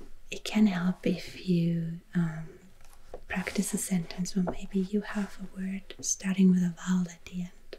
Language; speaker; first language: English; non-native, fluent; German